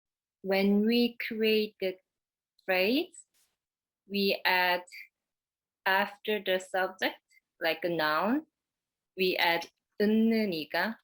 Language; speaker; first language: English; non-native, fluent; Korean